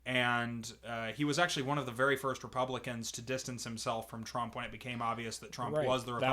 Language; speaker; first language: English; native; English